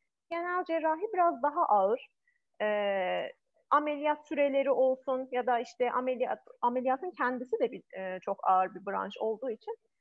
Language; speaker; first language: Turkish; non-native, fluent; Persian